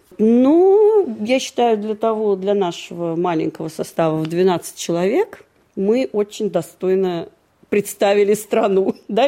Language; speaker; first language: Russian; native; Russian